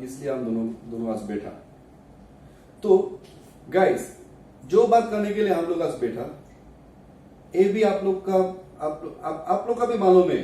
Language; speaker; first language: Hindi; non-native, learner; Bangla